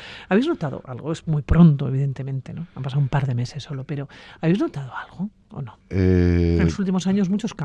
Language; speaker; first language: Spanish; native; Spanish